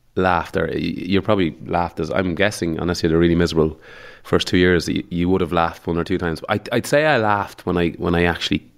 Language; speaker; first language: English; native; English